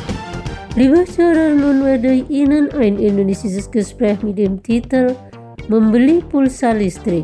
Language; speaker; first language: German; non-native, fluent; Indonesian